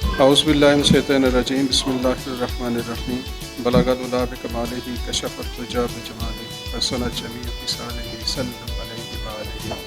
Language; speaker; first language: Urdu; non-native, local second language; Punjabi